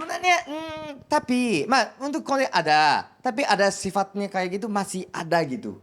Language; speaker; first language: Indonesian; non-native, learner; Japanese